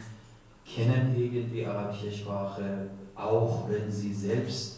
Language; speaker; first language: German; non-native, learner; Persian